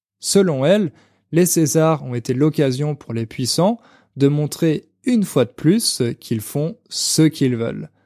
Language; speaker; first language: French; native; French